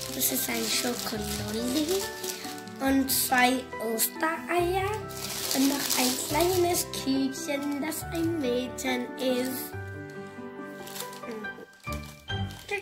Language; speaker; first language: German; early bilingual, other home language; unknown